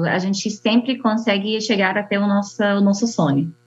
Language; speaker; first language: Portuguese; non-native, fluent; Arabic